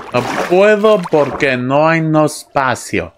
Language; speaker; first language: Spanish; non-native, learner; English